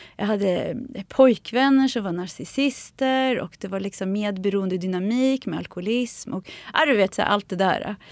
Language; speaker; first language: Swedish; early bilingual, other home language; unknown